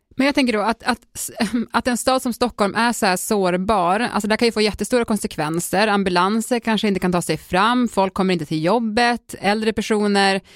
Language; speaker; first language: Swedish; native; Swedish